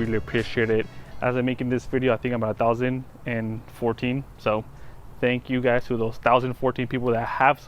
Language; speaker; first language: English; native; English